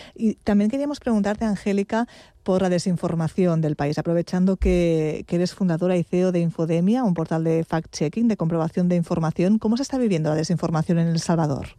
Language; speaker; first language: Spanish; non-native, local second language; Catalan